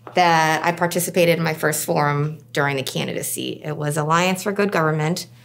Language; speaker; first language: English; native; English